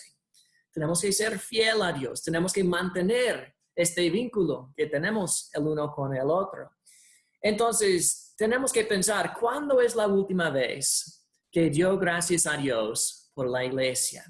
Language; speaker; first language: Spanish; non-native, fluent; English